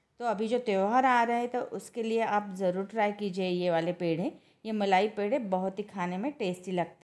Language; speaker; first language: Hindi; non-native, local second language; Marathi